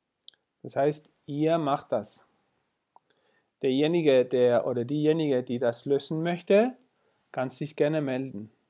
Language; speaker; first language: German; non-native, fluent; Spanish